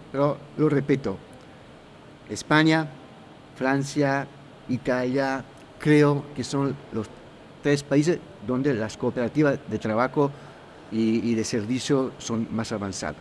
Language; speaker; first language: Spanish; non-native, fluent; Italian